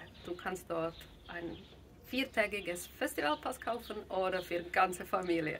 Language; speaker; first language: German; non-native, fluent; Czech